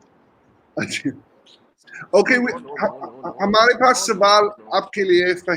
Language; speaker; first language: Hindi; non-native, learner; English